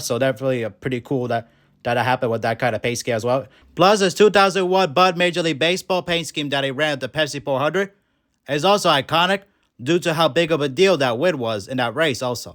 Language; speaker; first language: English; native; English